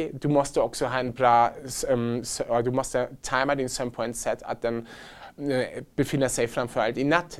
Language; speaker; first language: Swedish; non-native, fluent; German